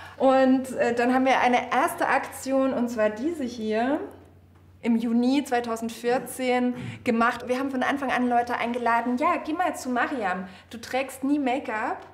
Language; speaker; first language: German; native; German